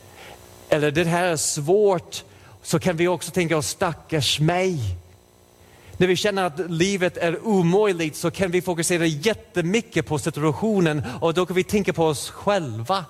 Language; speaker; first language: Swedish; non-native, fluent; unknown